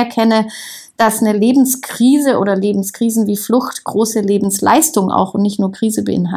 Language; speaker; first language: German; native; German